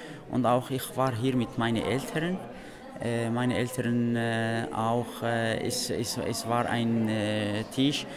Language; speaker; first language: German; non-native, learner; Arabic